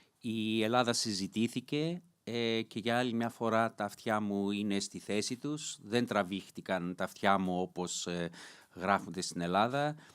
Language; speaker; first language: Greek; early bilingual, heritage; Greek